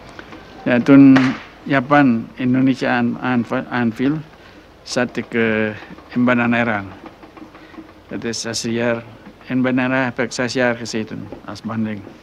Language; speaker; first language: Dutch; non-native, local second language; Minangkabau